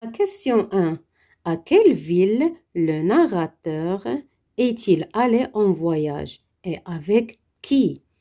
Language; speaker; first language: French; non-native, local second language; Arabic